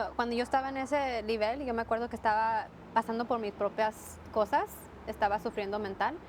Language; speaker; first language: Spanish; early bilingual, heritage; Spanish